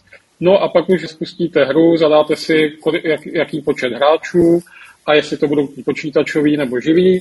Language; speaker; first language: Czech; native; Czech